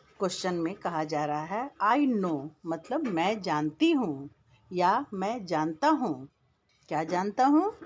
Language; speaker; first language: Hindi; native; Hindi